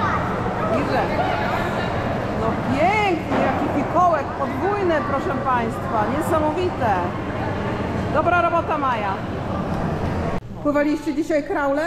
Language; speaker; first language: Polish; native; Polish